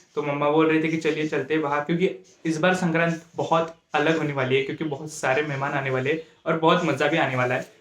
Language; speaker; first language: Hindi; non-native, local second language; Marathi